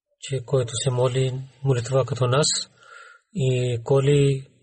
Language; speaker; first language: Bulgarian; non-native, learner; Urdu